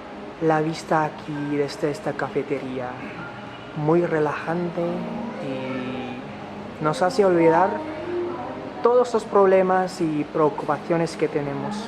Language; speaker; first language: Spanish; non-native, fluent; Filipino